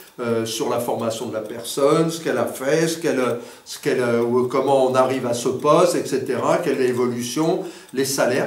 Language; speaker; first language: French; native; French